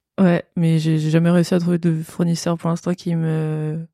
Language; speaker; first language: French; native; French